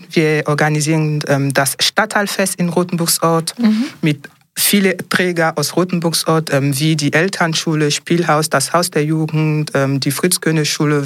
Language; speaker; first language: German; non-native, fluent; French